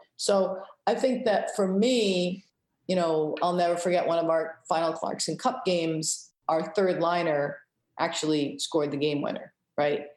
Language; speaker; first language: English; native; English